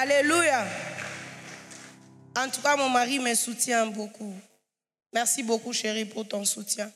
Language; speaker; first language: French; non-native, local second language; Swahili